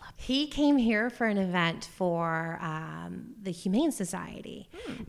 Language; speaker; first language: English; native; English